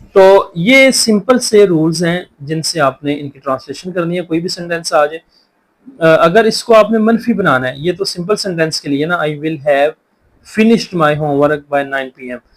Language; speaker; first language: Urdu; non-native, local second language; Punjabi